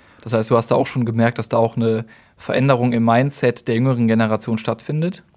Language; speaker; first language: German; native; German